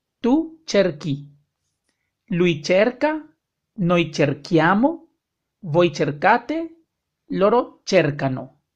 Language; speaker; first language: Italian; non-native, fluent; Spanish